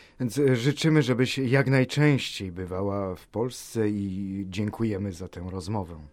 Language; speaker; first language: Polish; native; Polish